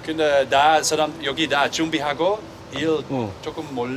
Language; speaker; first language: Korean; non-native, learner; Dutch